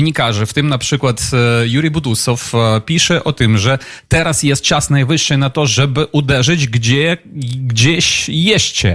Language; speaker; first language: Polish; non-native, fluent; Ukrainian